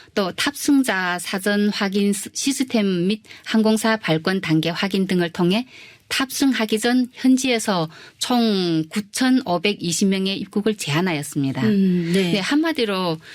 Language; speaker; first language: Korean; early bilingual, heritage; Korean